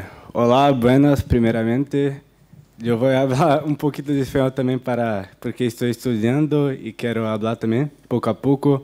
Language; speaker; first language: Spanish; non-native, fluent; Portuguese